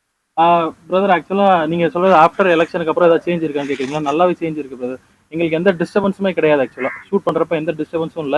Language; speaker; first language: Tamil; native; Tamil